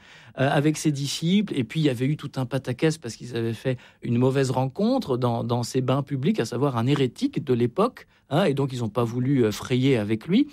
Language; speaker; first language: French; native; French